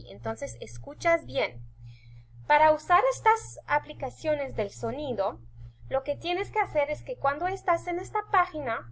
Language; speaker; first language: Spanish; non-native, fluent; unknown